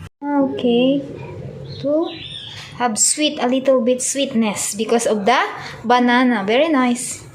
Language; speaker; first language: English; non-native, learner; Filipino